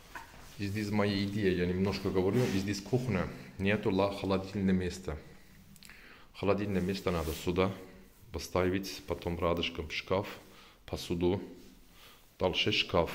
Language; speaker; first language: Russian; non-native, learner; Turkish